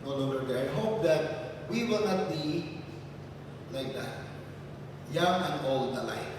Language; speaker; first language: English; non-native, local second language; Filipino